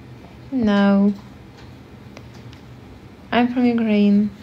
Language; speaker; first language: English; non-native, learner; Ukrainian